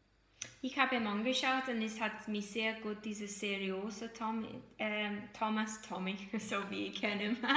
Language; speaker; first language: German; non-native, fluent; English